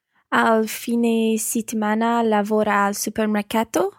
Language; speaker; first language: Italian; non-native, learner; English